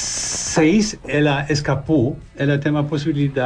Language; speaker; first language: Portuguese; non-native, learner; German